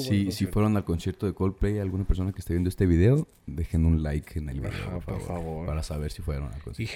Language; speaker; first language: Spanish; native; Spanish